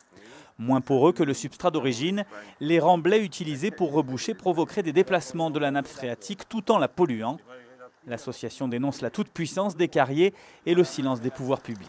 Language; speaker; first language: French; native; French